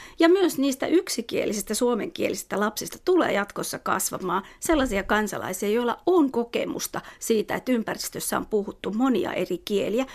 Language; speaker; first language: Finnish; native; Finnish